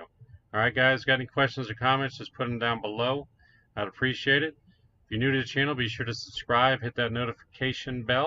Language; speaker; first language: English; native; English